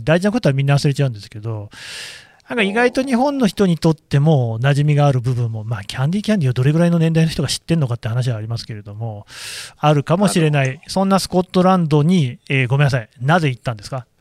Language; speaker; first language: Japanese; native; Japanese